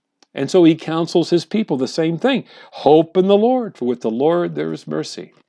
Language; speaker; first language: English; native; English